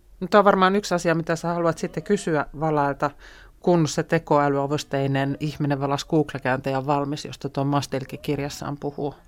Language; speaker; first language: Finnish; native; Finnish